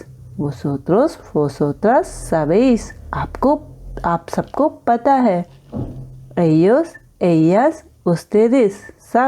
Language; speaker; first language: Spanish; non-native, fluent; Hindi